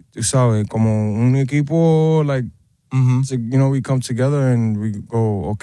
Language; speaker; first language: Spanish; early bilingual, heritage; Spanish